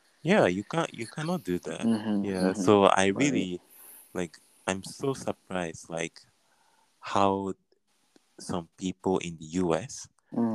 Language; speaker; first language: English; non-native, learner; Japanese